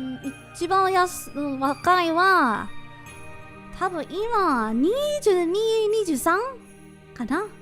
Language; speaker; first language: Japanese; non-native, learner; English